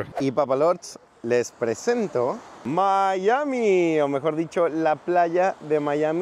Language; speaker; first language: Spanish; native; Spanish